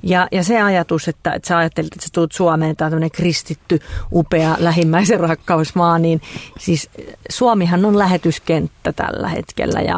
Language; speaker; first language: Finnish; native; Finnish